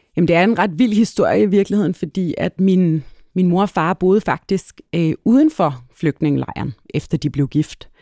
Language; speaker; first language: Danish; early bilingual, other home language; Arabic